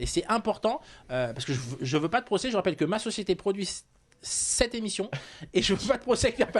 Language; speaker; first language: French; native; French